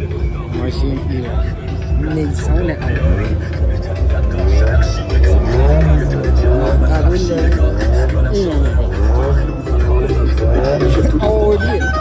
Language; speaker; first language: Persian; native; Persian